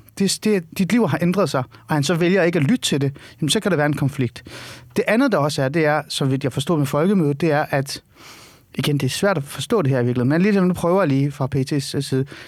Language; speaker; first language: Danish; early bilingual, other home language; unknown